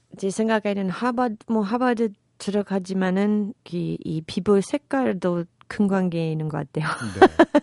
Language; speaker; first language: Korean; non-native, fluent; English